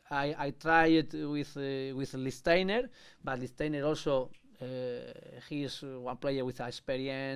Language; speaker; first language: English; non-native, learner; Spanish